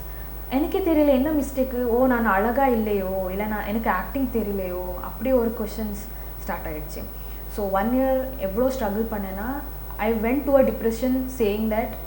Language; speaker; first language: Tamil; non-native, learner; Kannada